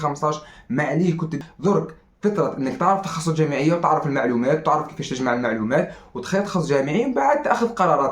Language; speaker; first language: Arabic; native; Arabic